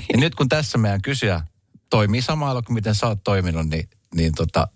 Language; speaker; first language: Finnish; early bilingual, other home language; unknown